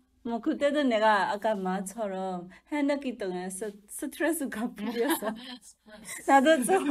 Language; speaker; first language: Korean; non-native, learner; Burmese